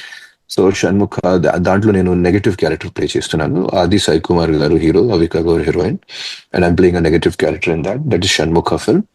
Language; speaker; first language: Telugu; non-native, fluent; Hindi